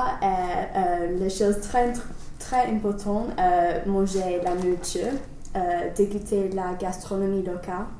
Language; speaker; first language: French; non-native, learner; English